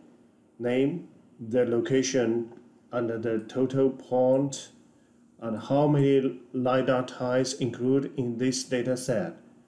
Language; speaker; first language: English; non-native, fluent; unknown